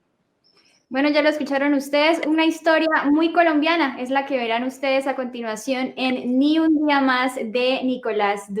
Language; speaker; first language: Spanish; native; Spanish